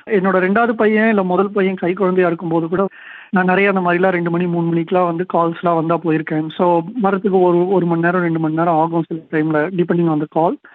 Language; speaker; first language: Tamil; native; Tamil